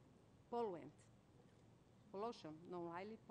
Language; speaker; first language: English; non-native, learner; Portuguese